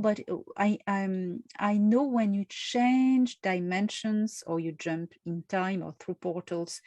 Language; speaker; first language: English; non-native, fluent; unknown